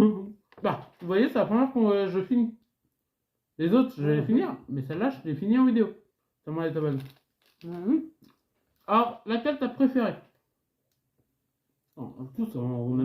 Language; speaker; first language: French; native; French